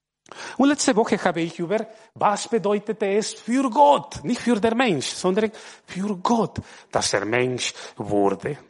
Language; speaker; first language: German; non-native, fluent; Spanish